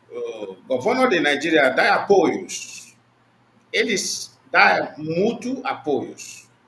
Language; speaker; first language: Portuguese; non-native, learner; Igbo